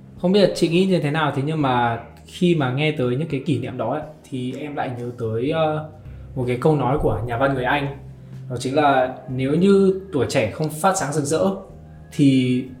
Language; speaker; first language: Vietnamese; native; Vietnamese